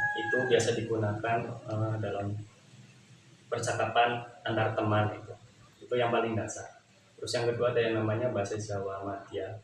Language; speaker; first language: Indonesian; non-native, local second language; Javanese